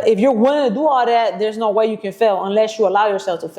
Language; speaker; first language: English; native; English